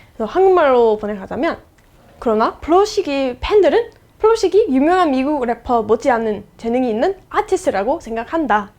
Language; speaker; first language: Korean; non-native, fluent; English